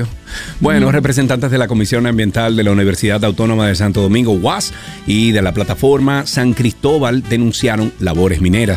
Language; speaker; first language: Spanish; native; Spanish